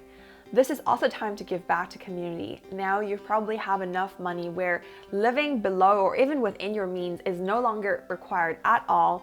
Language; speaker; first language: English; early bilingual, other home language; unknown